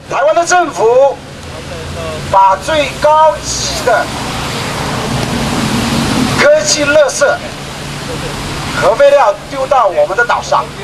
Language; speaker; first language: Chinese; non-native, local second language; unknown